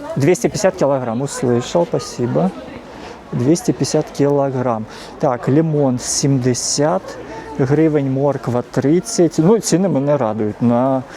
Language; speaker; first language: Ukrainian; non-native, local second language; Russian